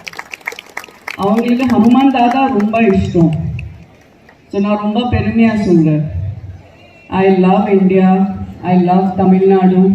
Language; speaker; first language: Tamil; non-native, local second language; Gujarati